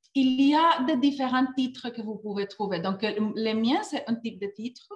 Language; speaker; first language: French; non-native, fluent; Spanish